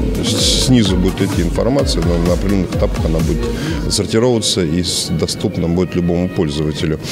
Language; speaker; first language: Russian; native; Russian